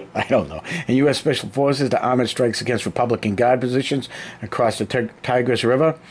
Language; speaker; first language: English; native; English